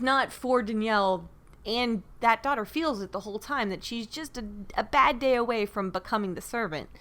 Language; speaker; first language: English; native; English